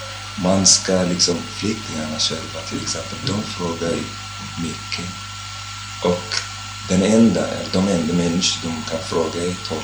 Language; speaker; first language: Swedish; non-native, fluent; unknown